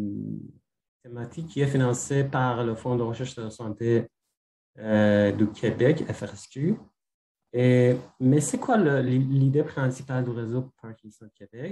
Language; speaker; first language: French; non-native, fluent; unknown